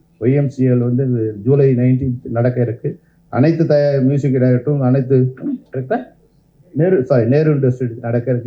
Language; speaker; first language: Tamil; native; Tamil